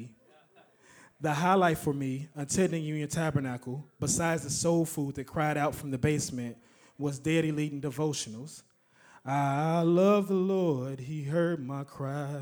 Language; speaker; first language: English; native; English